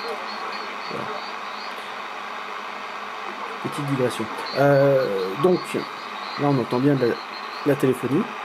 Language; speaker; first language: French; native; French